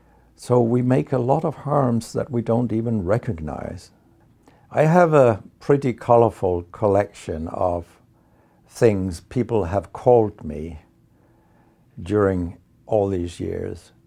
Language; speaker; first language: English; non-native, fluent; Danish